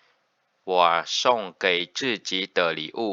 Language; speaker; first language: Chinese; non-native, fluent; Khmer